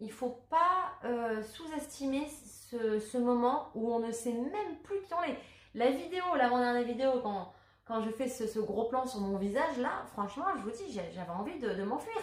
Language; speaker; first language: French; native; French